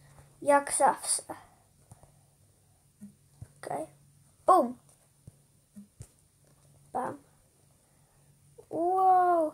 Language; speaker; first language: Polish; early bilingual, heritage; Polish